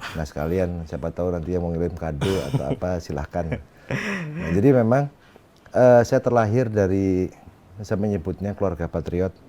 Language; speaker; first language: Indonesian; non-native, local second language; Sundanese